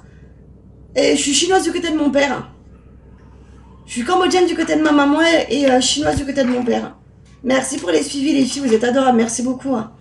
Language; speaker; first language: French; native; French